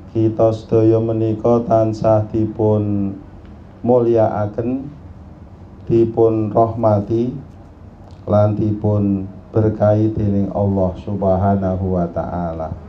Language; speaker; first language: Javanese; native; Javanese